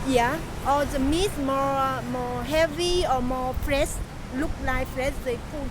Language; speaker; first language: English; non-native, learner; Vietnamese